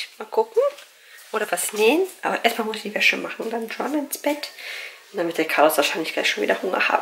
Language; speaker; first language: German; native; German